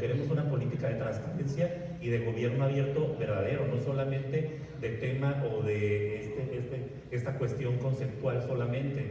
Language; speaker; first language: Spanish; native; Spanish